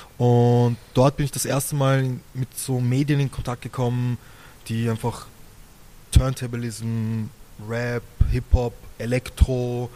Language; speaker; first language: German; native; German